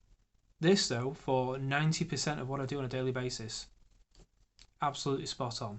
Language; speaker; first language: English; native; English